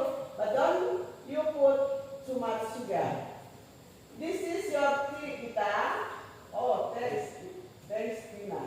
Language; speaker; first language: English; non-native, learner; Indonesian